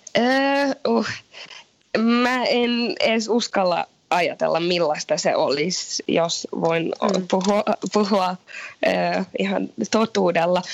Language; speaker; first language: Finnish; native; Finnish